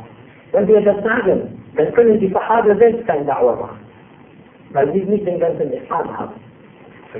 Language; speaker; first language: German; non-native, fluent; Turkish